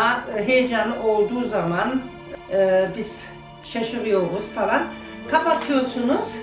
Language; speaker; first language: Turkish; non-native, learner; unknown